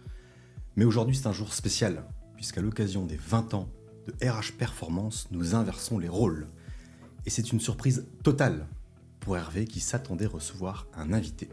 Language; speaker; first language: French; native; French